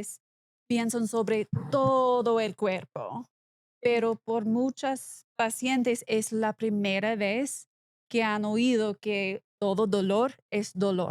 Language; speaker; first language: Spanish; non-native, learner; English